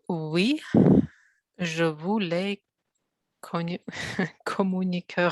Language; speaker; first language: French; non-native, learner; Russian